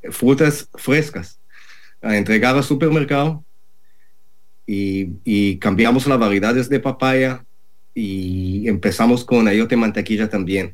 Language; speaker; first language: Spanish; non-native, learner; Hebrew